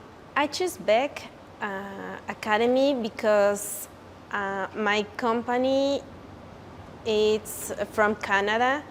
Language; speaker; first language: English; non-native, learner; Spanish